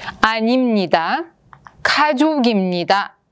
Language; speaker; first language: Korean; non-native, fluent; Russian